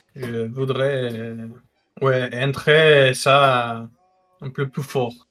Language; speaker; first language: French; non-native, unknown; Spanish